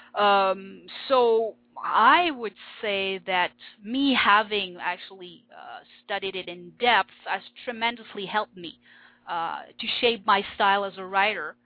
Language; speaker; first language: English; non-native, fluent; French